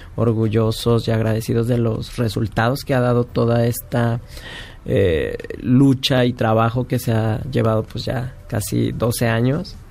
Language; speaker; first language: Spanish; native; Spanish